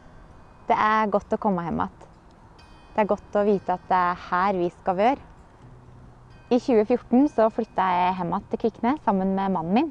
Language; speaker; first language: Norwegian; native; Norwegian